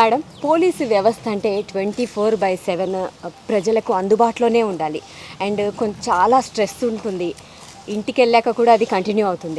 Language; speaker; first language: Telugu; native; Telugu